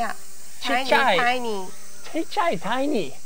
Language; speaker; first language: English; non-native, learner; Japanese